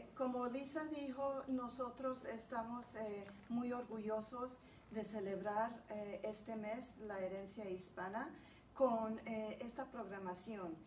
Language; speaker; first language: Spanish; early bilingual, heritage; Spanish